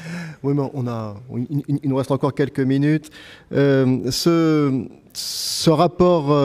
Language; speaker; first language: French; native; French